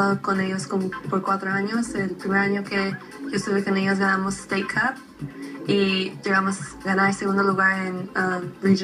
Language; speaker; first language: Spanish; early bilingual, heritage; Spanish